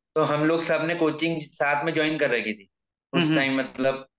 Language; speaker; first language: Hindi; native; Hindi